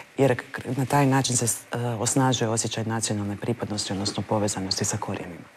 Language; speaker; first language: Croatian; native; Croatian